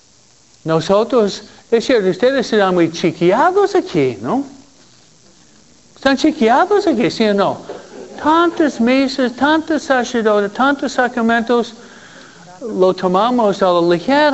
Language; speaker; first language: Spanish; non-native, fluent; English